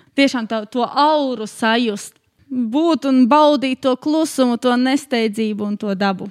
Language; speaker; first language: Latvian; native; Latvian